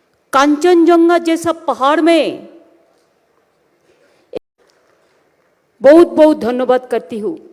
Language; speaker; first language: Hindi; non-native, local second language; Bangla